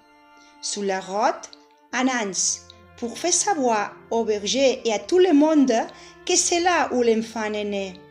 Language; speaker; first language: French; non-native, fluent; Catalan